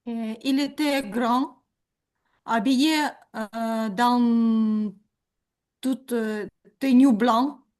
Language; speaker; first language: French; non-native, learner; Ukrainian